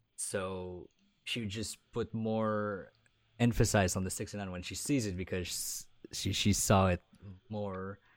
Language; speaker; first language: English; non-native, fluent; French